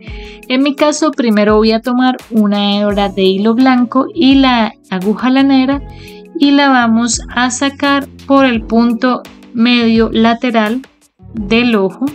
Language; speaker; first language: Spanish; native; Spanish